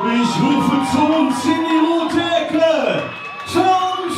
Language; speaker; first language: German; native; German